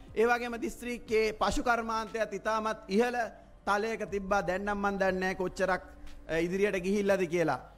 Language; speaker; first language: Sinhala; native; Sinhala